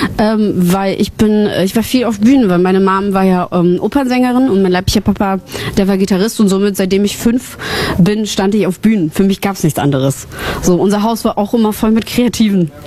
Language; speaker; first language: German; early bilingual, other home language; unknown